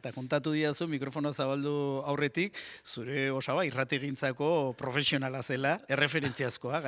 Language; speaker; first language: Basque; native; Basque